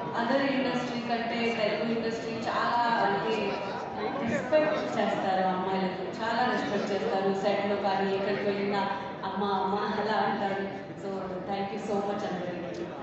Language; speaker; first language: Telugu; non-native, learner; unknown